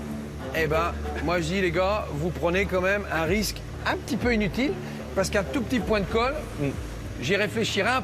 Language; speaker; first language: French; native; French